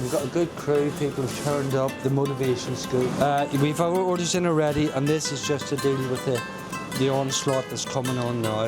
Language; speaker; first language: English; native; English